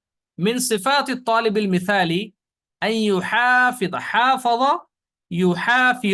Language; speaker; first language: Arabic; non-native, fluent; Urdu